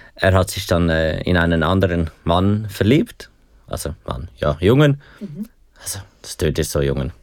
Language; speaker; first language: German; native; German